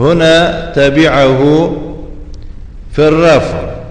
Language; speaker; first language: Arabic; non-native, fluent; Tajik